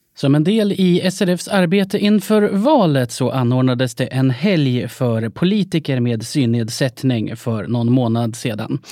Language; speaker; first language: Swedish; native; Swedish